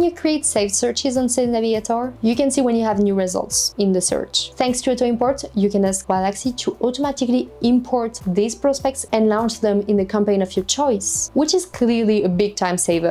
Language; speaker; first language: English; non-native, fluent; French